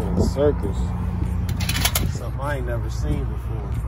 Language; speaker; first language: English; native; English